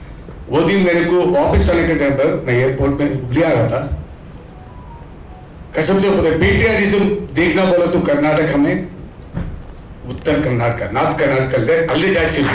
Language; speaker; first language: Hindi; non-native, local second language; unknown